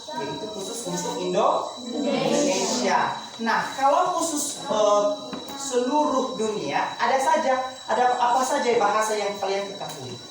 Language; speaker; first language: Indonesian; non-native, local second language; Nias